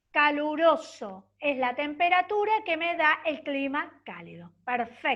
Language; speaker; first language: Spanish; native; Spanish